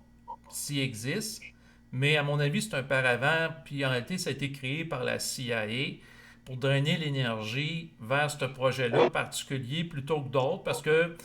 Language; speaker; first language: French; native; French